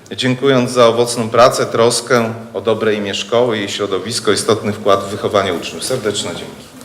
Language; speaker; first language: Polish; native; Polish